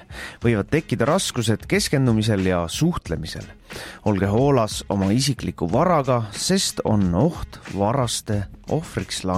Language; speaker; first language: Estonian; native; Estonian